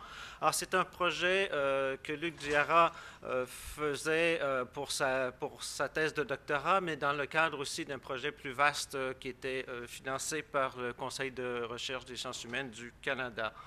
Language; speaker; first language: French; native; French